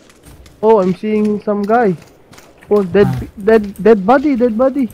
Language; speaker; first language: English; non-native, local second language; Filipino